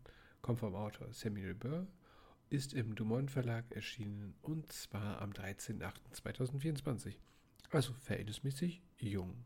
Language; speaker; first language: German; native; German